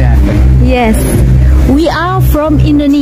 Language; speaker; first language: English; non-native, learner; Indonesian